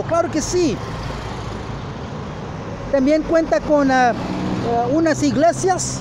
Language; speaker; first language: Spanish; early bilingual, heritage; Spanish